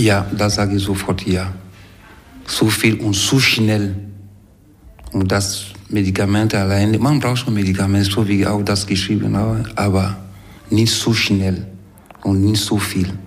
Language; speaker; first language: German; non-native, fluent; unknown